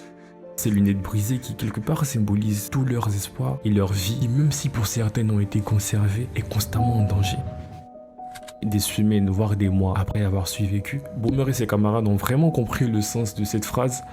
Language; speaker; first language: French; native; French